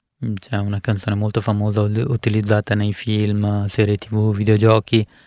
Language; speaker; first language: Italian; early bilingual, other home language; Punjabi